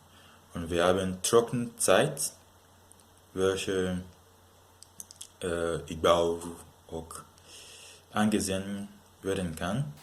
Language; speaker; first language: German; non-native, learner; Yoruba